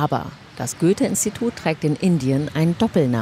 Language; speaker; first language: German; native; German